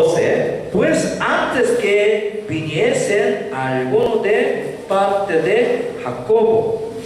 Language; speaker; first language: Spanish; non-native, learner; Korean